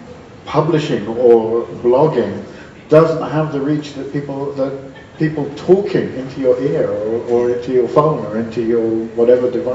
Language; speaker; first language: English; native; English